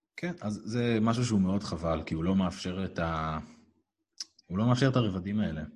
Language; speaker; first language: Hebrew; native; Hebrew